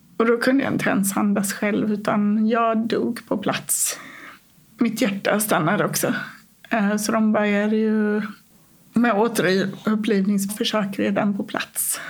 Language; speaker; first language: Swedish; native; Swedish